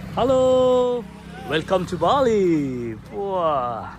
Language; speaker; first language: English; non-native, local second language; Indonesian